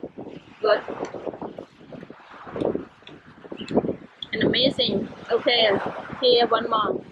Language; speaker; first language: English; non-native, learner; Khmer